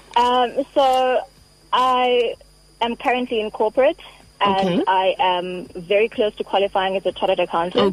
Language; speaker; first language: English; non-native, local second language; Xhosa